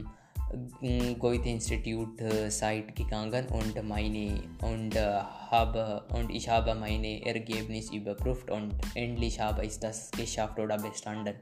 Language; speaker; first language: German; non-native, learner; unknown